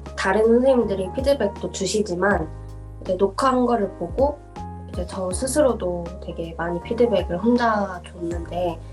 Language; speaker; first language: Korean; native; Korean